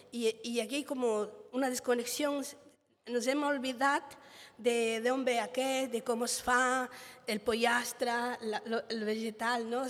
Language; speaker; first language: Catalan; non-native, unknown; Spanish